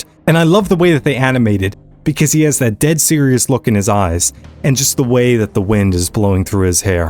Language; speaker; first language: English; native; English